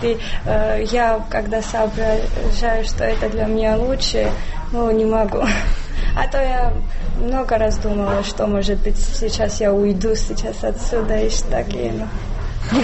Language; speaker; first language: Russian; non-native, local second language; Georgian